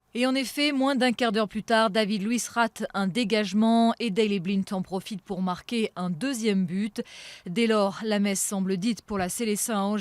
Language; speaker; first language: French; native; French